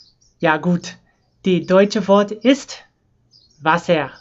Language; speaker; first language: German; non-native, learner; English